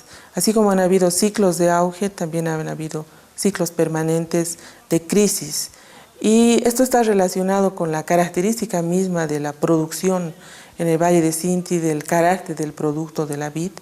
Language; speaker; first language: Spanish; native; Spanish